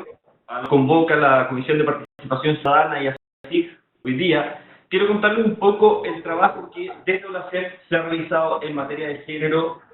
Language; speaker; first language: Spanish; native; Spanish